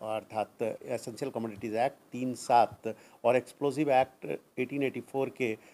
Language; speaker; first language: Hindi; non-native, local second language; Marathi